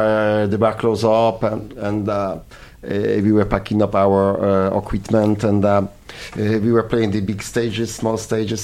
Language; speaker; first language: English; non-native, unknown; Polish